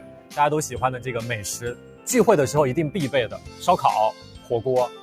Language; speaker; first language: Chinese; native; Chinese